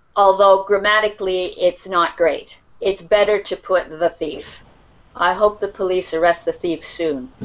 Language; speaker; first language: English; native; English